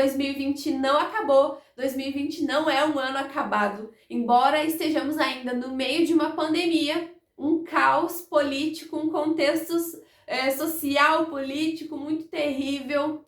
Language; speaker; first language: Portuguese; native; Portuguese